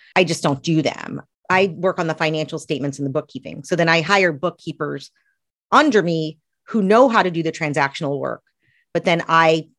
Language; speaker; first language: English; native; English